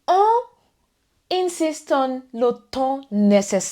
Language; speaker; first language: French; non-native, fluent; English